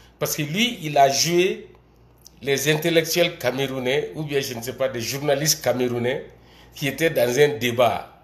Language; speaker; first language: French; non-native, local second language; Bambara